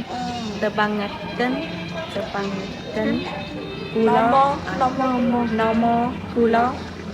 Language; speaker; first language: Indonesian; non-native, learner; Vietnamese